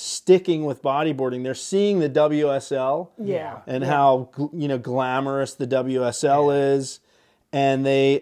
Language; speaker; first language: English; native; English